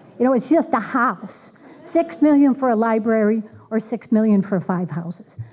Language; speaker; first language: English; native; English